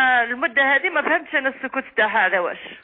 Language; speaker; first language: Arabic; native; Arabic